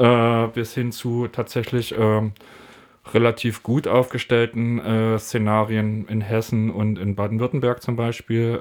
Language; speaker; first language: German; native; German